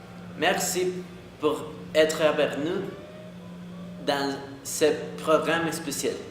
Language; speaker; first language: French; non-native, learner; Spanish